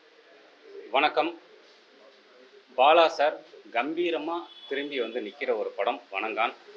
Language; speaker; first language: Tamil; native; Tamil